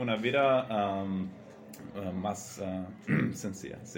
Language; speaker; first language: Spanish; non-native, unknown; English